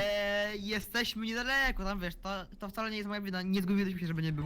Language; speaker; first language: Polish; native; Polish